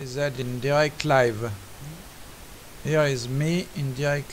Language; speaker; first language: English; non-native, learner; French